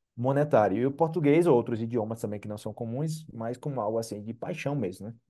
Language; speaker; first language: Portuguese; non-native, fluent; English